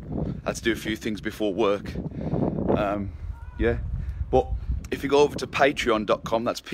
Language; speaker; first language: English; native; English